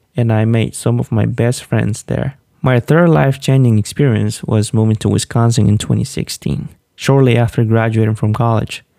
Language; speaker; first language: English; non-native, fluent; Spanish